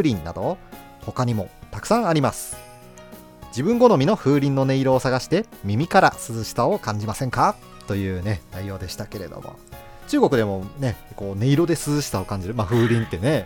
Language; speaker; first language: Japanese; native; Japanese